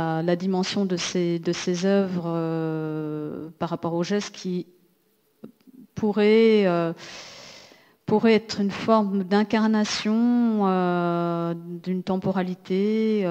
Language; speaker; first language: French; native; French